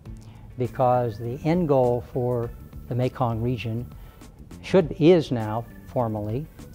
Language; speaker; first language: English; native; English